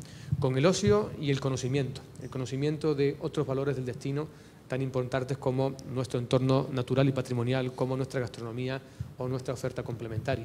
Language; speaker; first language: Spanish; native; Spanish